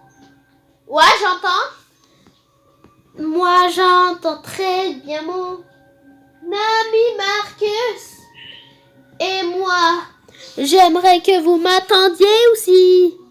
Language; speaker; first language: French; native; French